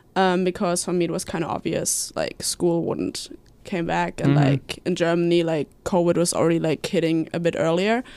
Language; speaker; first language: English; non-native, fluent; German